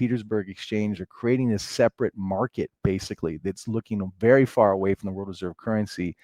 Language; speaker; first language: English; native; English